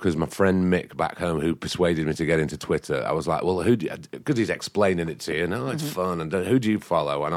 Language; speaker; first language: English; native; English